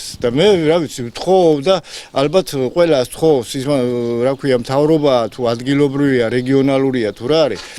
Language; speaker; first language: Georgian; native; Georgian